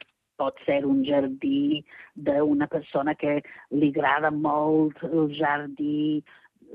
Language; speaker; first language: Catalan; non-native, fluent; English